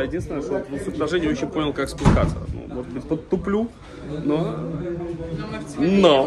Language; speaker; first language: Russian; native; Russian